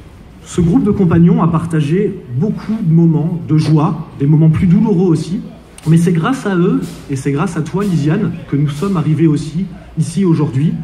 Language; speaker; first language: French; native; French